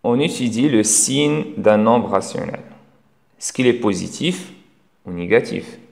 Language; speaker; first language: French; non-native, local second language; Arabic